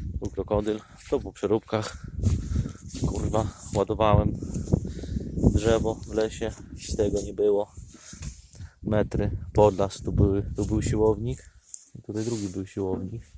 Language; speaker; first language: Polish; native; Polish